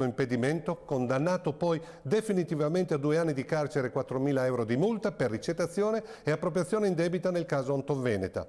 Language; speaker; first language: Italian; native; Italian